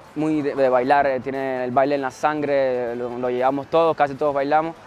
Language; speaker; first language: Spanish; native; Spanish